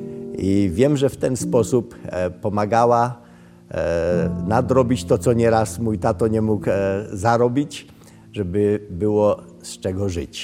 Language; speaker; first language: Polish; early bilingual, other home language; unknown